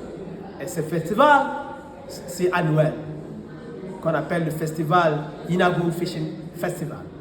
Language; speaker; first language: French; non-native, fluent; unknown